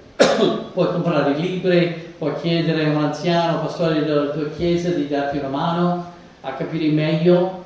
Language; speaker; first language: Italian; non-native, fluent; English